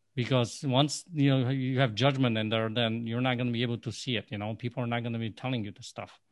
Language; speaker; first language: English; non-native, fluent; Polish